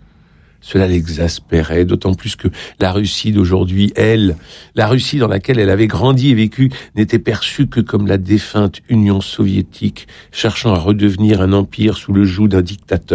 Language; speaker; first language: French; native; French